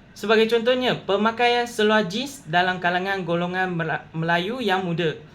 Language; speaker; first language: Malay; non-native, local second language; Chinese